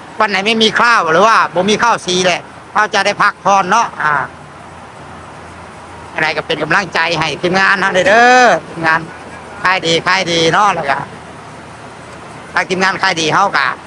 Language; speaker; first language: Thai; non-native, local second language; Lao